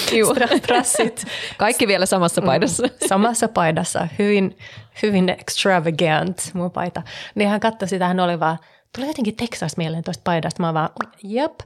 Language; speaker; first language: Finnish; early bilingual, heritage; Finnish